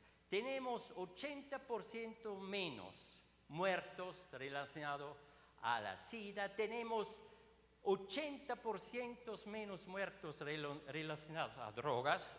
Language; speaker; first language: Spanish; non-native, learner; Swiss German